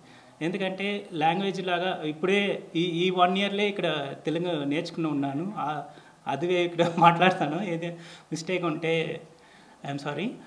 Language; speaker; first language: Telugu; non-native, learner; Tamil